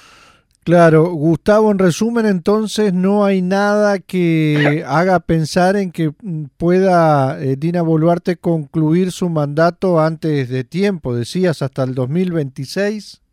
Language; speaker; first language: Spanish; native; Spanish